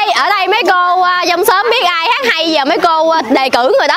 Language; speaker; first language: Vietnamese; native; Vietnamese